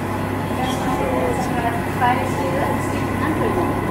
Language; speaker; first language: German; non-native, learner; Sinhala